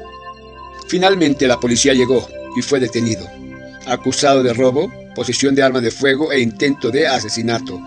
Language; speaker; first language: Spanish; native; Spanish